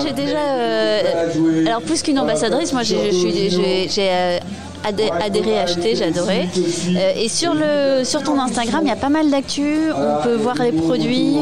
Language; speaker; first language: French; native; French